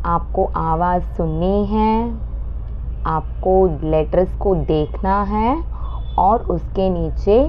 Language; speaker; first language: Hindi; non-native, local second language; Marathi